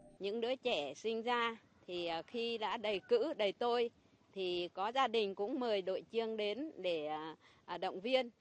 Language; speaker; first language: Vietnamese; non-native, local second language; Muong